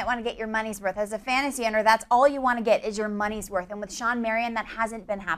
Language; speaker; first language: English; native; English